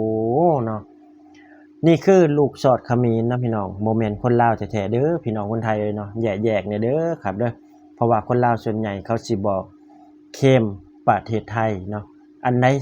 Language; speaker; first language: Thai; non-native, local second language; Northeastern Thai